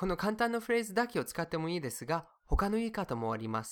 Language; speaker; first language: Japanese; non-native, fluent; English